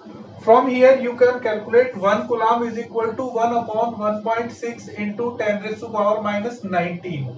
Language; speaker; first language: English; non-native, local second language; Hindi